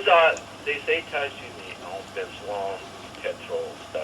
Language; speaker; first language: French; non-native, learner; English